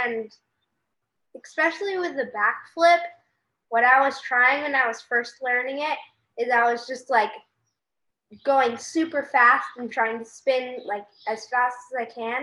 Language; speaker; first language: English; native; English